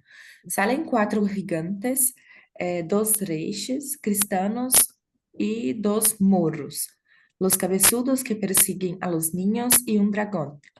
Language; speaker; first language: Spanish; non-native, learner; Portuguese